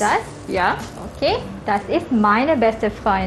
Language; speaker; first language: German; non-native, fluent; Malay